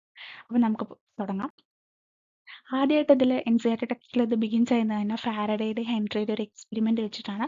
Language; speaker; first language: Malayalam; native; Malayalam